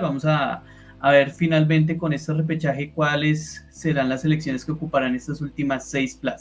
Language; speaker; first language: Spanish; native; Spanish